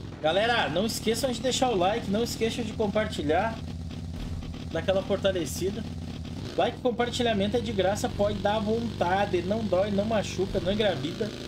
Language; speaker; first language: Portuguese; native; Portuguese